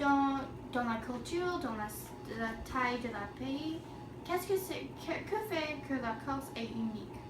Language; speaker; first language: French; non-native, learner; English